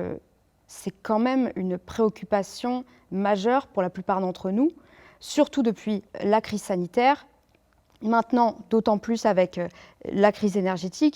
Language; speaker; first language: French; native; French